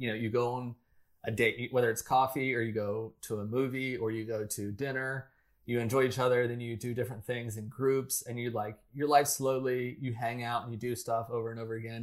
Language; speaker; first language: English; native; English